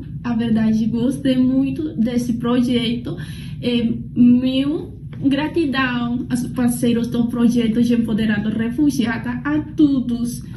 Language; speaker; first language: Portuguese; non-native, learner; Spanish